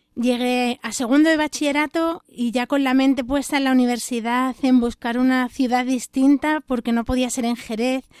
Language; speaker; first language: Spanish; native; Spanish